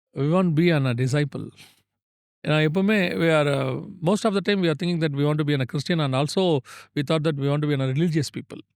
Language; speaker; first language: English; non-native, local second language; Tamil